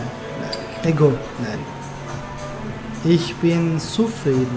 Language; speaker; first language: German; non-native, learner; Turkish